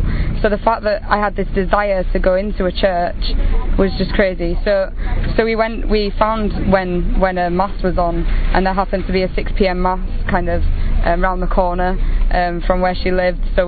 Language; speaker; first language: English; native; English